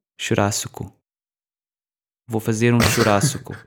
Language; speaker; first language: Portuguese; native; Portuguese